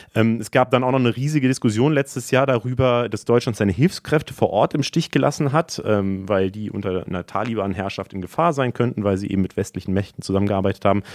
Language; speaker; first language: German; native; German